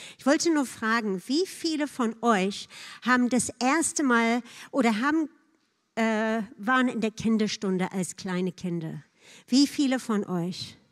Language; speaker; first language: German; non-native, fluent; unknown